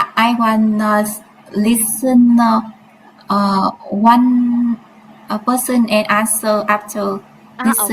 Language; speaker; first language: English; non-native, learner; Vietnamese